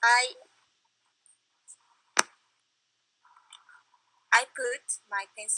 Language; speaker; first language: English; non-native, learner; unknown